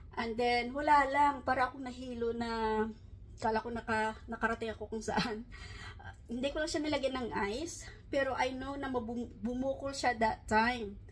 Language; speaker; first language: Filipino; non-native, local second language; Hiligaynon